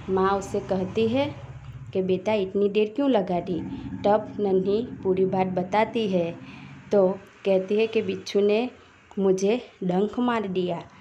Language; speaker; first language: Hindi; non-native, local second language; Gujarati